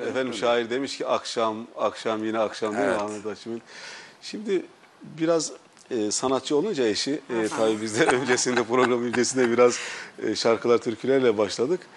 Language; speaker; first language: Turkish; native; Turkish